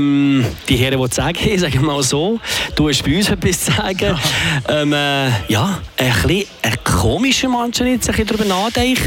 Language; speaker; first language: German; native; German